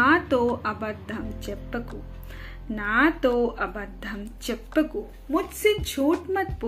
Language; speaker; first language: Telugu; non-native, fluent; Hindi